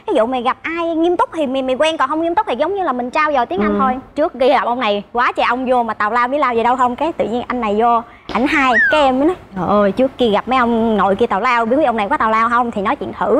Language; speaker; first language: Vietnamese; native; Vietnamese